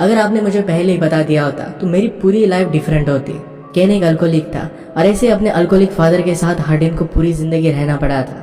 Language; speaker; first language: Hindi; native; Hindi